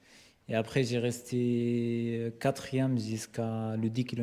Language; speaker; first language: French; non-native, learner; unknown